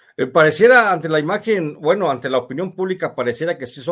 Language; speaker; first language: Spanish; native; Spanish